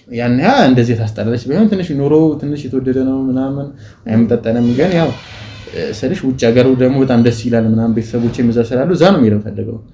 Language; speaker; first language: Amharic; early bilingual, heritage; Amharic